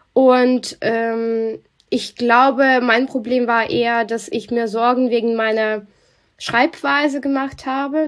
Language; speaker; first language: German; non-native, fluent; Russian